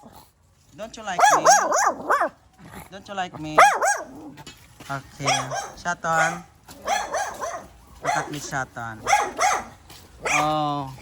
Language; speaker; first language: English; non-native, local second language; Hiligaynon